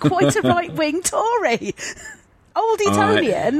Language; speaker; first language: English; native; English